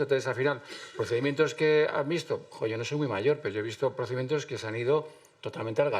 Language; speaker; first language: Spanish; native; Spanish